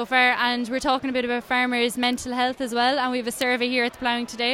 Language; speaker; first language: English; native; English